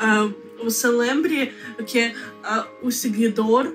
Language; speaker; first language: Portuguese; non-native, learner; Russian